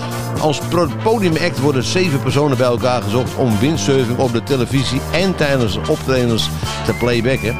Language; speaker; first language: Dutch; native; Dutch